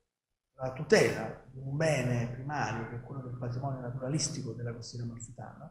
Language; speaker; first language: Italian; native; Italian